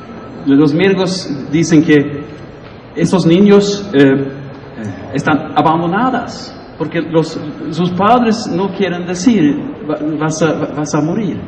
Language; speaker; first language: Spanish; non-native, learner; Swedish